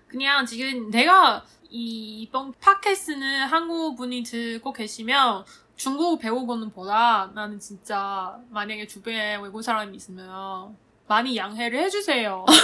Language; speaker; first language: Korean; non-native, fluent; Chinese